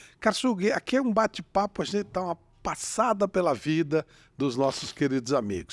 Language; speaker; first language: Portuguese; native; Portuguese